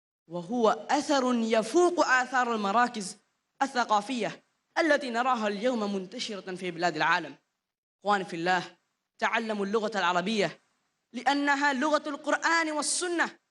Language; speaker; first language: Arabic; non-native, learner; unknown